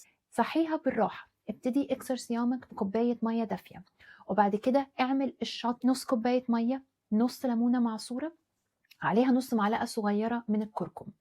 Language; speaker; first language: Arabic; native; Arabic